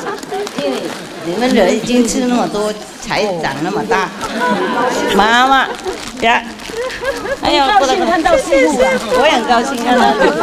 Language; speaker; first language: Chinese; non-native, fluent; Vietnamese